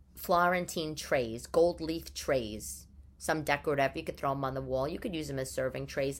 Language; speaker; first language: English; early bilingual, other home language; Italian